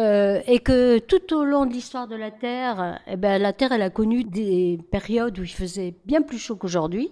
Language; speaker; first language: French; native; French